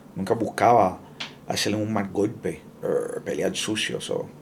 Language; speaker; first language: Spanish; early bilingual, heritage; Spanish